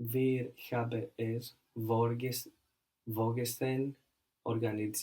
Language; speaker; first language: German; non-native, learner; English